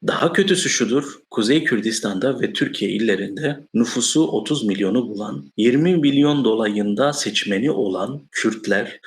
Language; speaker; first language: Turkish; non-native, local second language; Kurdish